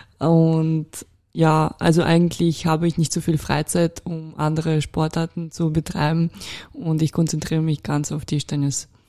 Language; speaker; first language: German; non-native, fluent; Russian